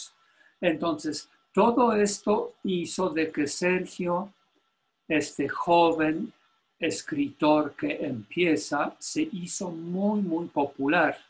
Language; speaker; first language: Spanish; non-native, fluent; Polish